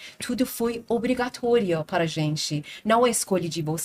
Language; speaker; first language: Portuguese; non-native, learner; Persian